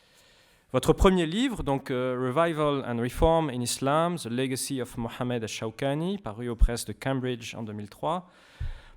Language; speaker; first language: French; native; French